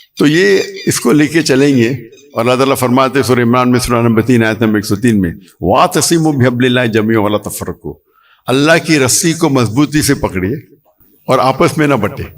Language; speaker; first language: Urdu; non-native, local second language; Konkani